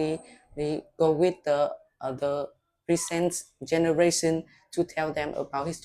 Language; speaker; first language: English; non-native, learner; Vietnamese